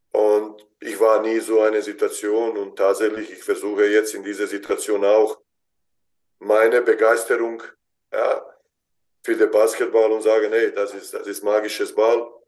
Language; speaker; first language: German; non-native, fluent; Bosnian